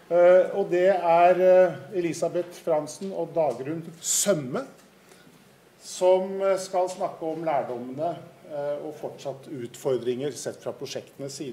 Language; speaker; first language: Norwegian; native; Norwegian